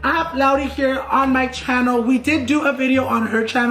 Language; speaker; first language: English; early bilingual, other home language; Spanish